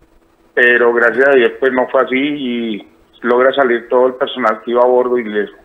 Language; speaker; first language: Spanish; native; Spanish